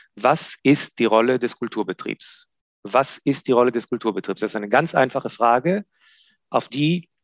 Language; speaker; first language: German; non-native, fluent; Hebrew